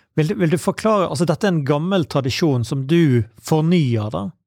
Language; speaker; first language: Norwegian; native; Norwegian